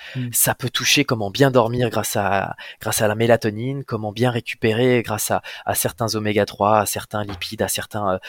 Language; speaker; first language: French; native; French